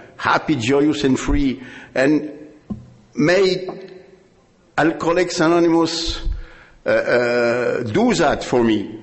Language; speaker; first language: English; non-native, learner; French